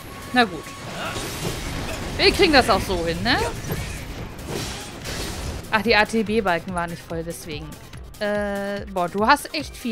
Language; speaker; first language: German; native; German